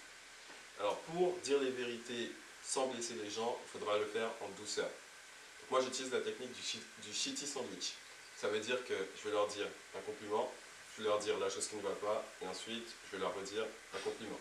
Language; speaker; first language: French; native; French